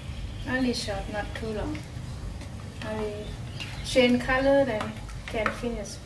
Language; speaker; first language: English; non-native, learner; Lao